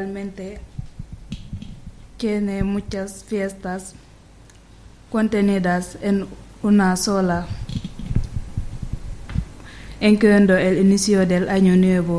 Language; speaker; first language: Spanish; non-native, learner; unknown